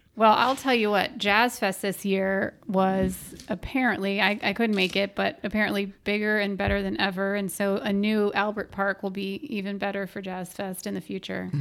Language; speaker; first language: English; native; English